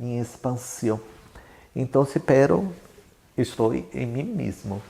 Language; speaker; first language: Spanish; non-native, learner; Portuguese